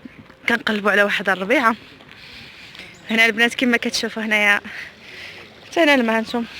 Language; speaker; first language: Arabic; native; Arabic